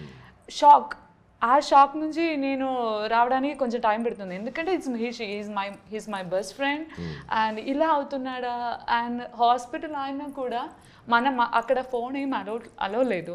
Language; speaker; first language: Telugu; non-native, learner; Malayalam